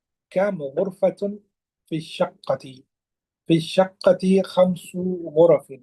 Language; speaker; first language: Arabic; non-native, fluent; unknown